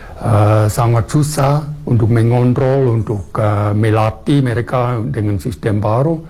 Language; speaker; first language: Indonesian; non-native, fluent; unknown